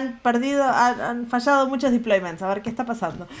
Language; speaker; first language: Spanish; native; Spanish